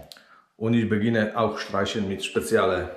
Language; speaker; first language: German; non-native, learner; Polish